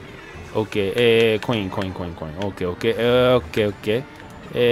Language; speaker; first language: English; non-native, learner; Japanese